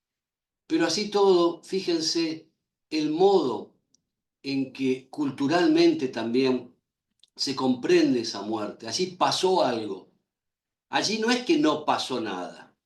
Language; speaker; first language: Spanish; native; Spanish